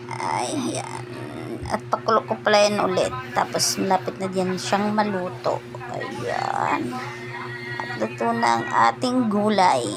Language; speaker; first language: Filipino; non-native, local second language; Cebuano